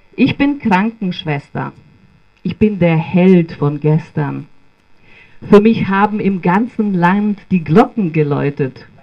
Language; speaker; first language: German; non-native, fluent; Bosnian